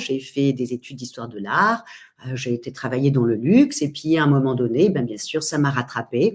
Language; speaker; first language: French; native; French